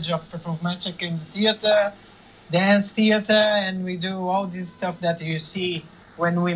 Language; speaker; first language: English; non-native, learner; Portuguese